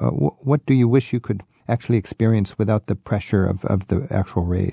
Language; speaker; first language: English; native; English